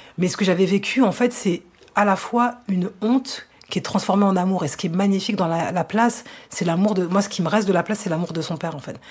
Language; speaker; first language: French; native; French